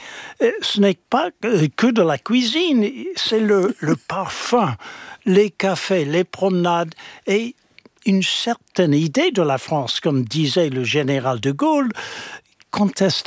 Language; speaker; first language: French; non-native, fluent; English